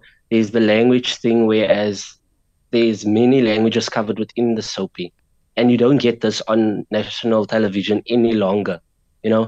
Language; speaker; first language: English; non-native, local second language; Afrikaans